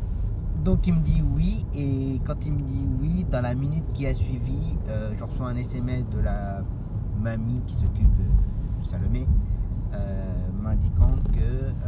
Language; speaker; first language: French; native; French